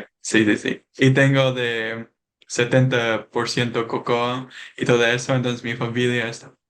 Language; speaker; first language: Spanish; non-native, learner; English